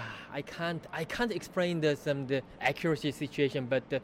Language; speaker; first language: English; non-native, learner; Korean